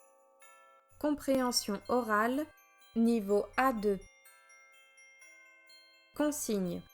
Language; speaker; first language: French; native; French